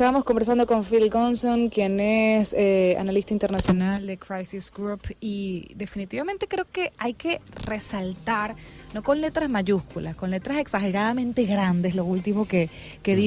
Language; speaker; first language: Spanish; native; Spanish